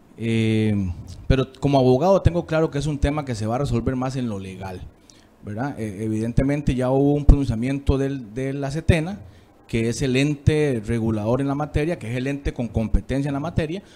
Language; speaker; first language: Spanish; native; Spanish